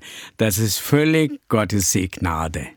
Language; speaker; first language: German; non-native, learner; Tamil